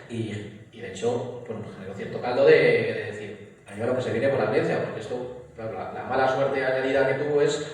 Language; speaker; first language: Spanish; native; Spanish